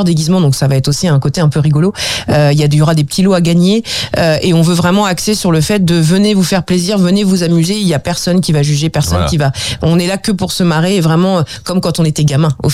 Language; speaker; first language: French; native; French